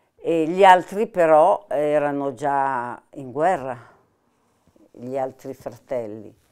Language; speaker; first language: Italian; native; Italian